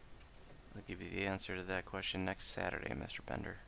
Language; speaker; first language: English; native; English